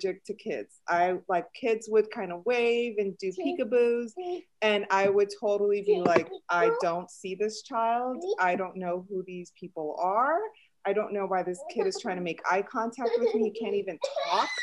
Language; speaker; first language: English; early bilingual, other home language; Spanish